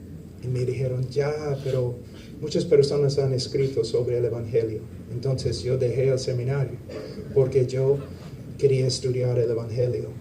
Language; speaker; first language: Spanish; non-native, fluent; English